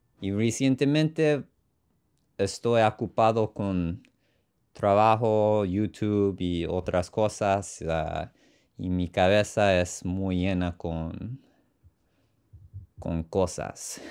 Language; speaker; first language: Spanish; non-native, learner; English